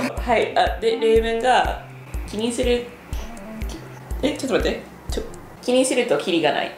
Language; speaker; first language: Japanese; non-native, fluent; English